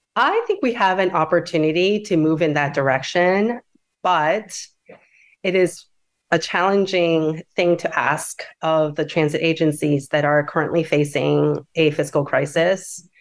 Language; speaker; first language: English; native; English